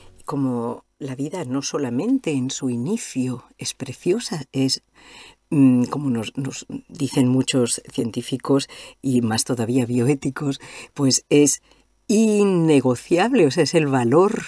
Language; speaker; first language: Spanish; native; Spanish